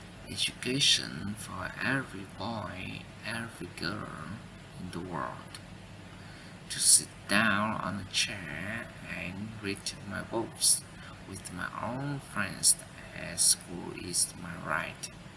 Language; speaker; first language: English; non-native, learner; Vietnamese